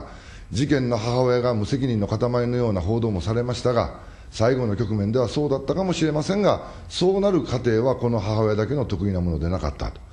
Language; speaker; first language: Japanese; native; Japanese